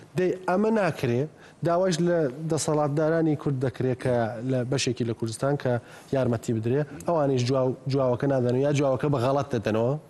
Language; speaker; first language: Central Kurdish; early bilingual, heritage; Central Kurdish